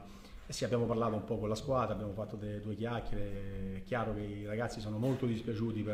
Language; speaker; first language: Italian; native; Italian